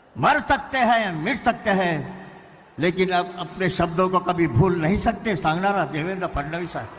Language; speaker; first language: Hindi; non-native, local second language; Marathi